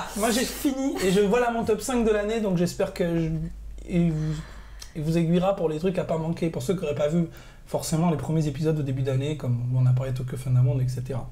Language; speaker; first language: French; native; French